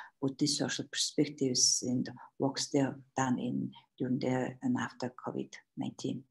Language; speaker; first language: English; non-native, learner; Mongolian